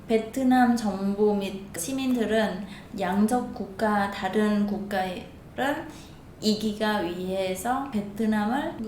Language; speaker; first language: Korean; non-native, fluent; Vietnamese